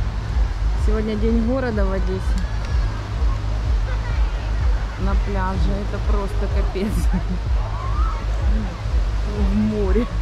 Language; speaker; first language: Russian; native; Russian